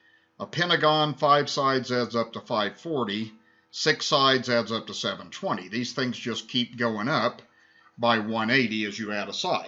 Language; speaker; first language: English; native; English